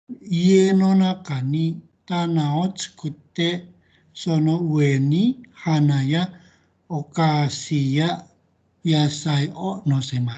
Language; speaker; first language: Japanese; non-native, fluent; Indonesian